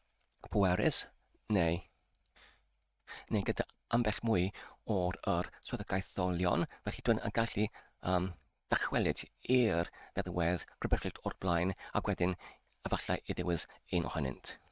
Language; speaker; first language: Welsh; non-native, learner; English